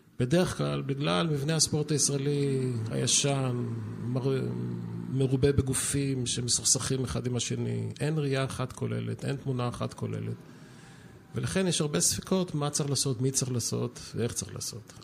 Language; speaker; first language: Hebrew; native; Hebrew